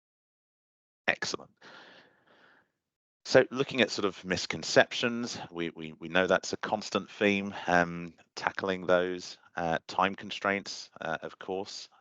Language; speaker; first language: English; native; English